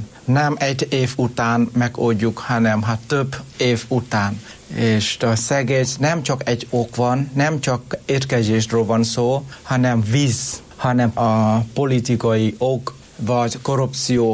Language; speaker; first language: Hungarian; non-native, learner; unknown